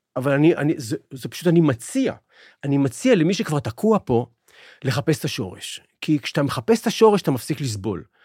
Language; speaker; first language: Hebrew; native; Hebrew